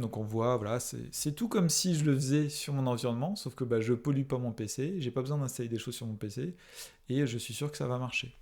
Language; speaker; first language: French; native; French